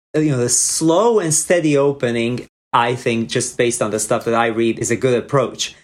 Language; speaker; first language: English; non-native, fluent; Croatian